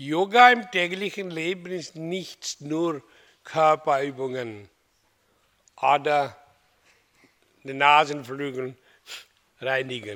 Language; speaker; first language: German; non-native, fluent; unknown